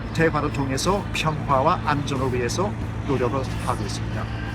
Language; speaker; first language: Korean; non-native, fluent; English